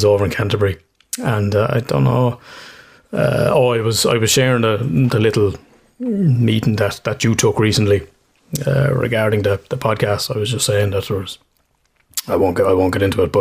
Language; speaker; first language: English; native; English